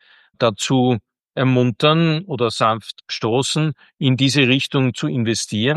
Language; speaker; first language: German; native; German